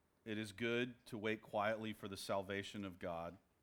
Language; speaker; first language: English; native; English